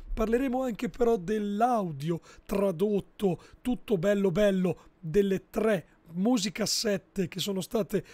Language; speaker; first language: Italian; native; Italian